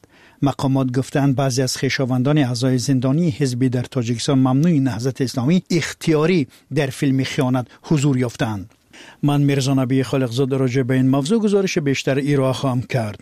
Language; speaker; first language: Persian; native; Persian